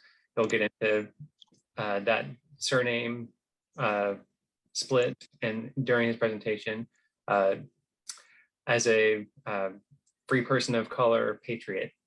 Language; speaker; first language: English; native; English